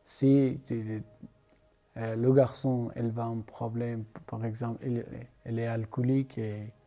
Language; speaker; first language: French; non-native, learner; Persian